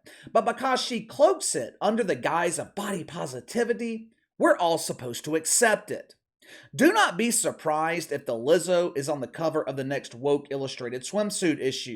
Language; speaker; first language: English; native; English